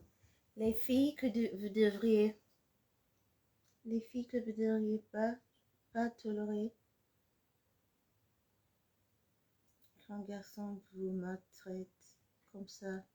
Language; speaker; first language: French; non-native, fluent; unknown